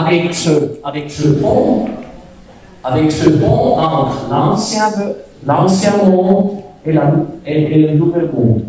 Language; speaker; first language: French; non-native, fluent; German